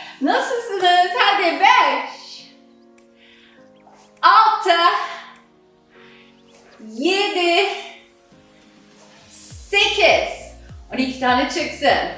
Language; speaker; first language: Turkish; non-native, fluent; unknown